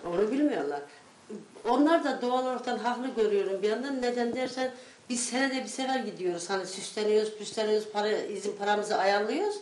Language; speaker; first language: Turkish; native; Turkish